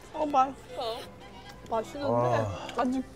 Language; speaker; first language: Korean; non-native, learner; English